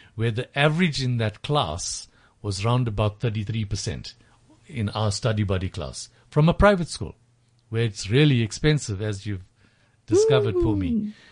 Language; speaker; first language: English; native; English